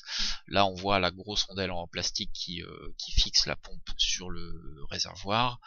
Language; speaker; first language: French; native; French